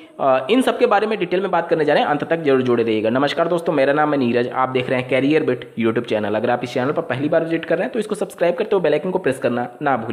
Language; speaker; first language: Hindi; native; Hindi